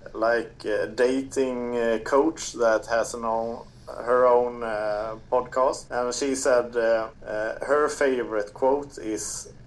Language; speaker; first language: English; non-native, fluent; Swedish